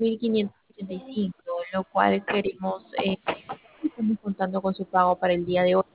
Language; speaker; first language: Spanish; native; Spanish